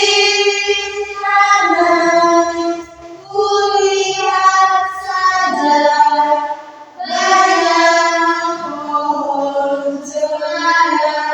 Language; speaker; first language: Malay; non-native, local second language; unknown